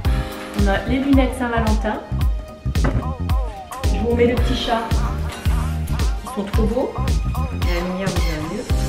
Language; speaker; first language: French; native; French